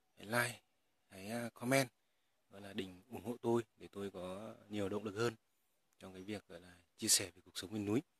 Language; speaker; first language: Vietnamese; non-native, local second language; Tày